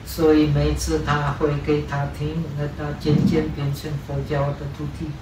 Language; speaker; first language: Chinese; non-native, fluent; Czech